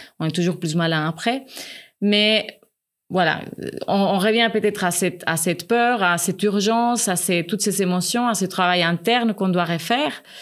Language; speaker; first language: French; non-native, fluent; Spanish